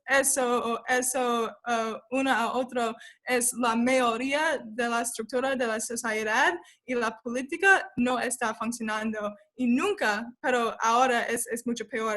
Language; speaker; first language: Spanish; non-native, learner; English